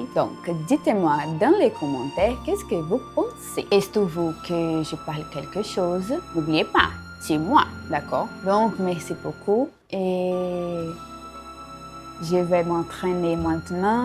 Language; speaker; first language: French; non-native, learner; Portuguese